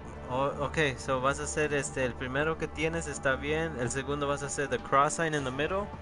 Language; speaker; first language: Spanish; early bilingual, other home language; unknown